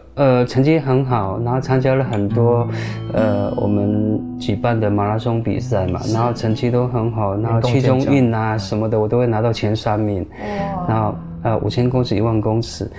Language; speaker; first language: Chinese; non-native, local second language; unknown